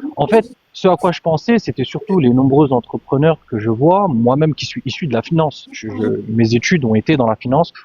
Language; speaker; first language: French; early bilingual, other home language; Arabic